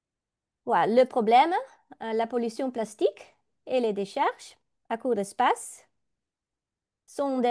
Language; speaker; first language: French; non-native, learner; Dutch